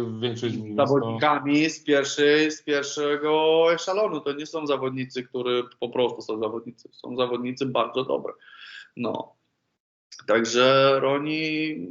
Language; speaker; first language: Polish; non-native, learner; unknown